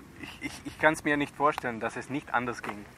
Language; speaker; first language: German; non-native, fluent; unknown